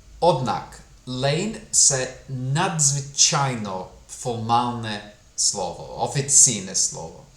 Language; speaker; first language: Ukrainian; non-native, fluent; English